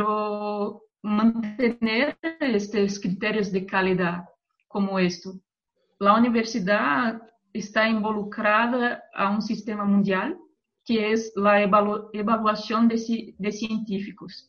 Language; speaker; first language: Spanish; non-native, fluent; Portuguese